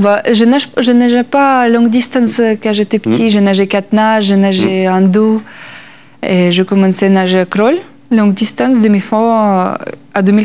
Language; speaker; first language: French; non-native, learner; Russian